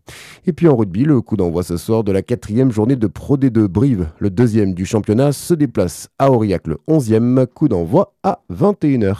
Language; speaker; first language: French; native; French